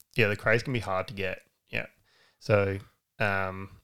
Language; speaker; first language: English; native; English